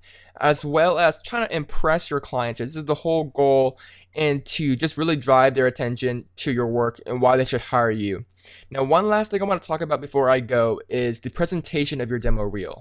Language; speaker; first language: English; native; English